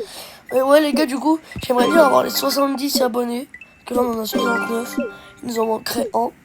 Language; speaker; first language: French; native; French